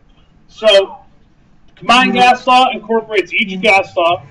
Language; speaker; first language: English; native; English